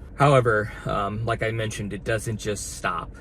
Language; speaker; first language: English; native; English